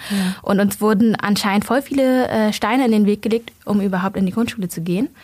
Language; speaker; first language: German; early bilingual, other home language; Vietnamese